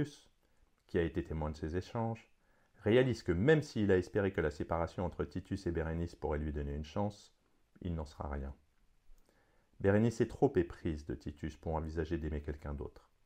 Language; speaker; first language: French; native; French